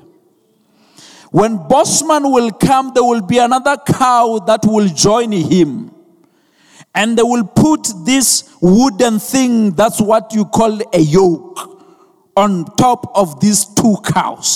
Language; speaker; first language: English; non-native, local second language; Venda